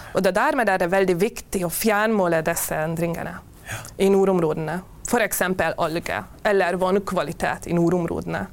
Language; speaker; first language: Norwegian; non-native, fluent; Hungarian